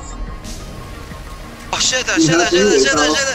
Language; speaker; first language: Chinese; native; Chinese